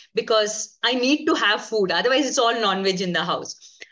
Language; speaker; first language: English; non-native, local second language; Konkani